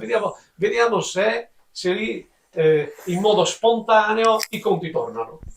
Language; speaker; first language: Italian; native; Italian